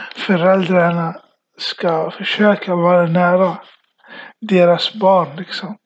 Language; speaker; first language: Swedish; early bilingual, other home language; Arabic